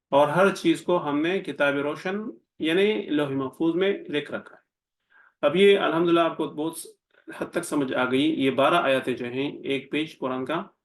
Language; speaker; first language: Urdu; non-native, local second language; Pashto